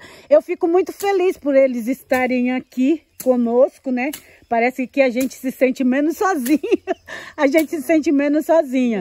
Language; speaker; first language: Portuguese; native; Portuguese